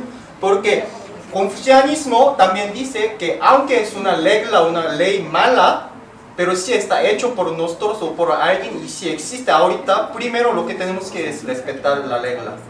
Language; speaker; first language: Spanish; non-native, fluent; Korean